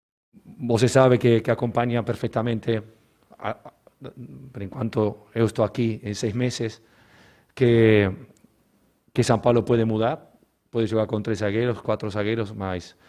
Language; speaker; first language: Portuguese; non-native, learner; Spanish